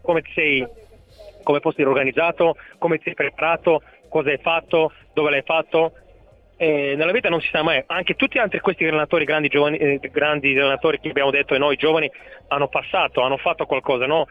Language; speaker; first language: Italian; non-native, fluent; Bulgarian